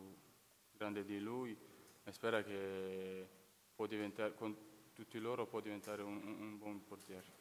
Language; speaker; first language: Italian; non-native, fluent; Serbian